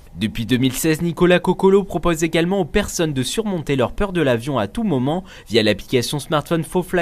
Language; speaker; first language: French; native; French